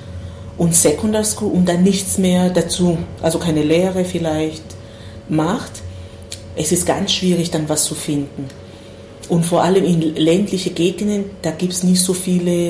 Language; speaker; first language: German; non-native, fluent; Swahili